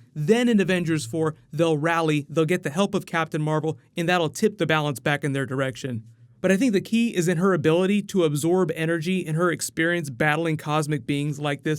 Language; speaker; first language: English; native; English